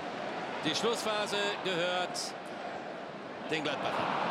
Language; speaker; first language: German; native; German